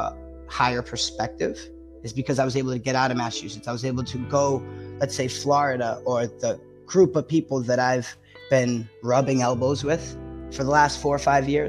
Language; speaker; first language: English; native; English